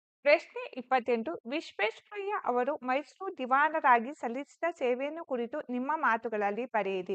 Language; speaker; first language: Kannada; native; Kannada